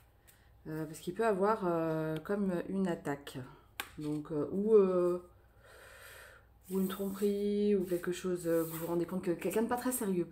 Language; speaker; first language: French; native; French